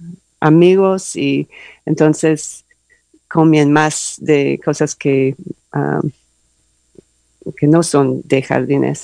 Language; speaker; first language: Spanish; non-native, learner; English